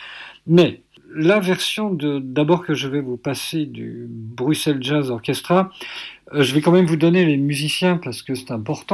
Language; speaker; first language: French; native; French